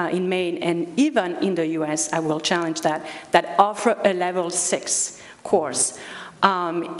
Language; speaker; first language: English; early bilingual, other home language; Spanish